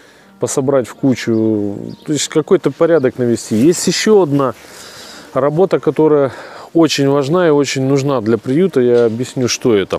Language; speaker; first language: Russian; native; Russian